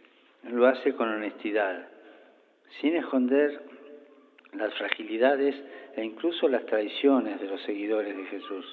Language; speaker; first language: Spanish; native; Spanish